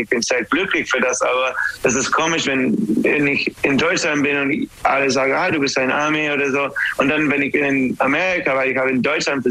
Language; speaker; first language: German; non-native, fluent; English